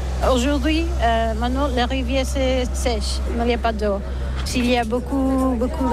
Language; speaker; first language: French; non-native, learner; Catalan